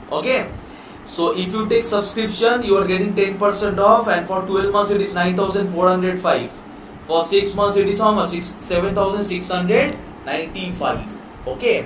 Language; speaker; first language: Hindi; non-native, local second language; Bangla